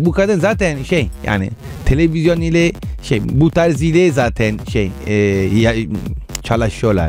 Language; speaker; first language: Turkish; non-native, fluent; Italian